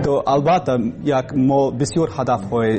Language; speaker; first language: Persian; non-native, learner; English